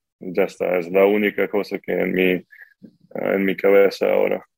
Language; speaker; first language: Spanish; non-native, learner; Ukrainian